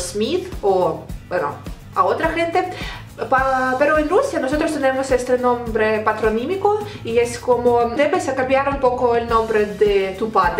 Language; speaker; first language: Spanish; non-native, learner; Russian